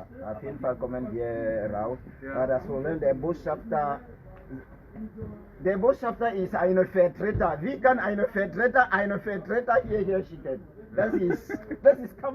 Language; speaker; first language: German; non-native, learner; French